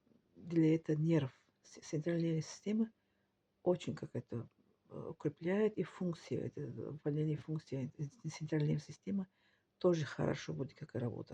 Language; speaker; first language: Russian; non-native, learner; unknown